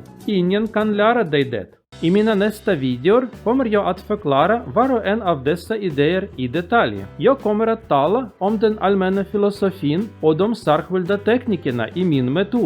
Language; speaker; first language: Swedish; non-native, learner; Russian